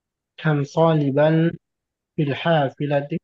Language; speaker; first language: Arabic; non-native, learner; Indonesian